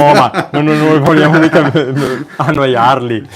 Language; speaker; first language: Italian; non-native, fluent; German